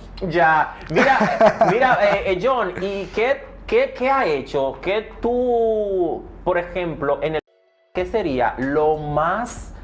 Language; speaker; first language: Spanish; native; Spanish